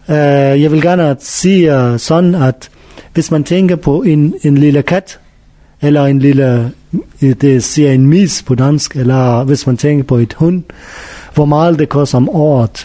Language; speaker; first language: Danish; non-native, learner; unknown